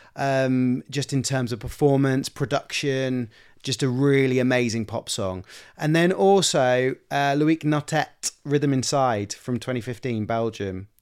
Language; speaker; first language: English; native; English